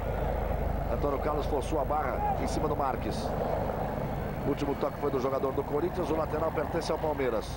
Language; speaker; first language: Portuguese; native; Portuguese